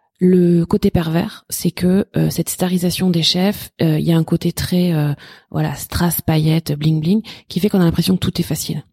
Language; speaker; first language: French; native; French